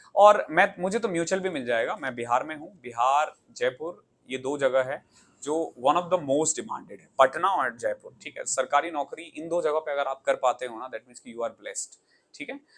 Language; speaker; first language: Hindi; native; Hindi